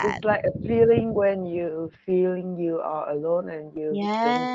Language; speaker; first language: English; non-native, learner; Vietnamese